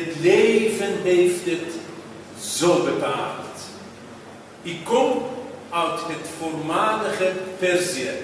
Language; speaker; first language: Dutch; non-native, fluent; Persian